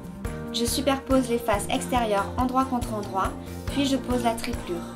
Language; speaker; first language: French; native; French